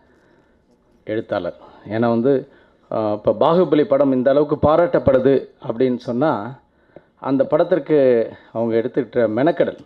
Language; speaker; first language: Tamil; native; Tamil